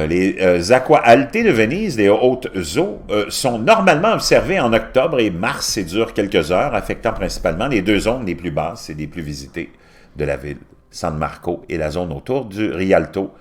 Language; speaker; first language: French; native; French